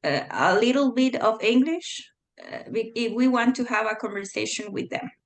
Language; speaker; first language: English; non-native, fluent; Spanish